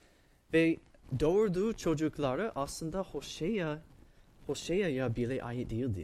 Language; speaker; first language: Turkish; non-native, fluent; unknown